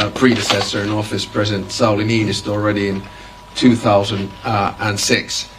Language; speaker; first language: English; non-native, fluent; Finnish